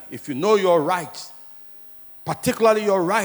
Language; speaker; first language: English; non-native, local second language; Ewe